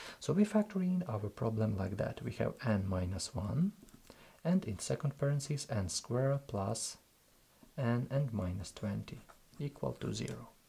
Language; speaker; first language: English; non-native, fluent; Russian